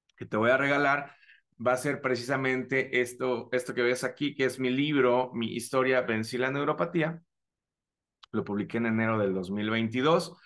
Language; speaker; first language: Spanish; native; Spanish